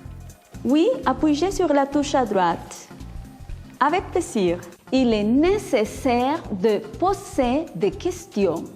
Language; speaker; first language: French; non-native, fluent; Spanish